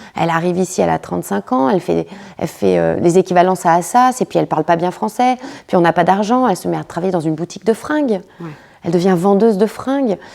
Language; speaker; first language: French; early bilingual, other home language; Spanish